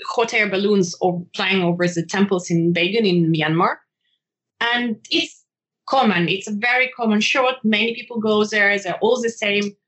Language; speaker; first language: English; non-native, fluent; Ukrainian